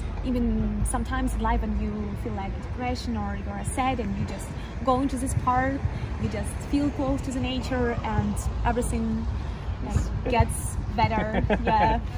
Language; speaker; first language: English; non-native, fluent; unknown